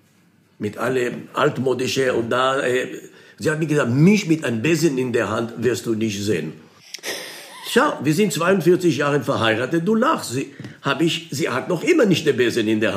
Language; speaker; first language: German; non-native, fluent; Hebrew